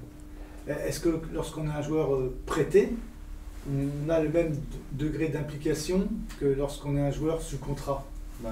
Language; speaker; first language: French; native; French